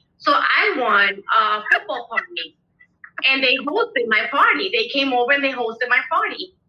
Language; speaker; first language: English; early bilingual, other home language; Spanish